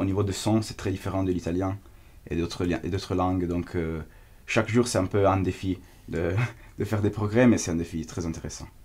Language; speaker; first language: French; non-native, fluent; Italian